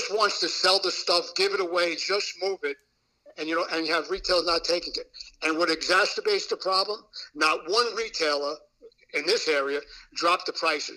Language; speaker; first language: English; native; English